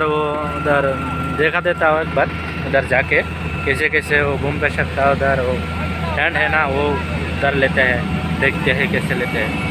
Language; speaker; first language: Hindi; non-native, local second language; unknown